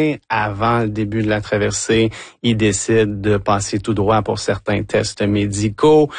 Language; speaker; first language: French; native; French